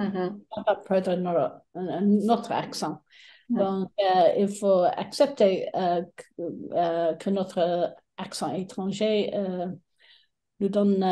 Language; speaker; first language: French; non-native, fluent; English